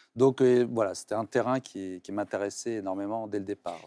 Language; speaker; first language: French; non-native, local second language; Arabic